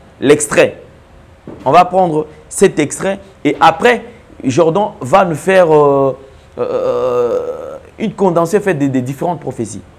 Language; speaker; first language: French; non-native, local second language; Lingala